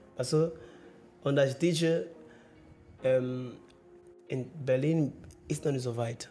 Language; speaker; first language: German; non-native, fluent; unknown